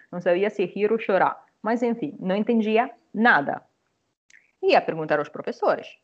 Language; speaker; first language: Portuguese; non-native, fluent; Italian